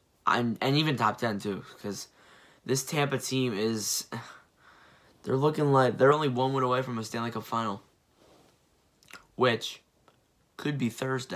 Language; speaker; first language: English; native; English